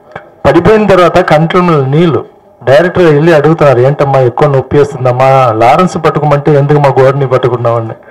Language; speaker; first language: Telugu; non-native, fluent; Tamil